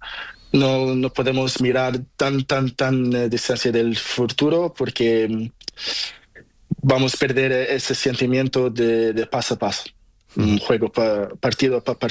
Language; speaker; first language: Spanish; non-native, learner; Portuguese